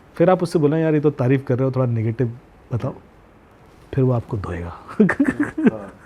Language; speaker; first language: Hindi; native; Hindi